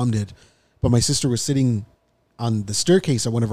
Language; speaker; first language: English; native; English